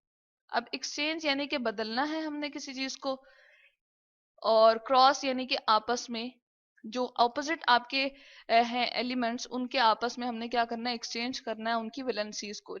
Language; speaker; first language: Hindi; non-native, local second language; Punjabi